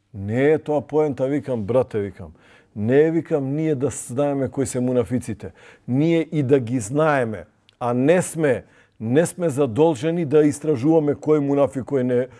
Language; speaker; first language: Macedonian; non-native, local second language; Albanian